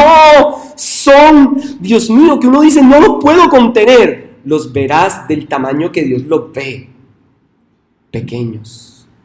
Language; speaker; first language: Spanish; native; Spanish